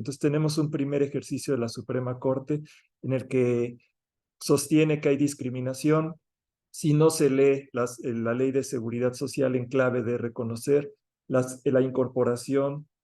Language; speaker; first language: Spanish; native; Spanish